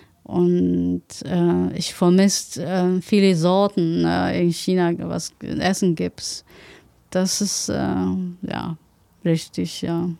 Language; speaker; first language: German; non-native, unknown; Chinese